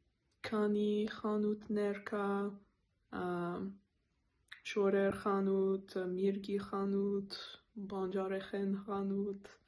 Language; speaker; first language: Armenian; non-native, learner; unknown